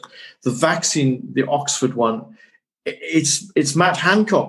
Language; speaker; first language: English; native; English